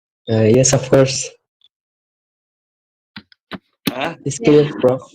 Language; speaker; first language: English; non-native, learner; Indonesian